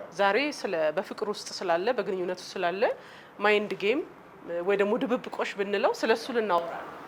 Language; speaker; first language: Amharic; native; Amharic